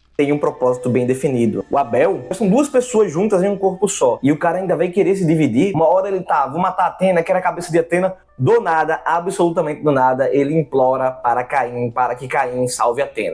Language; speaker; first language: Portuguese; native; Portuguese